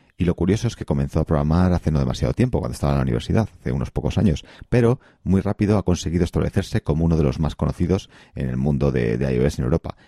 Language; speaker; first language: Spanish; native; Spanish